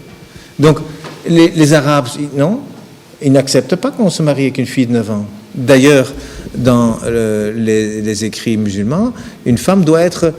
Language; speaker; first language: French; native; French